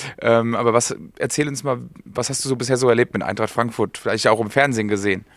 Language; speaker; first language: German; native; German